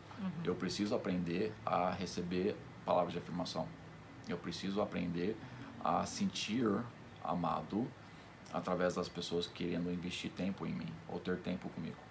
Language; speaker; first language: Portuguese; non-native, fluent; English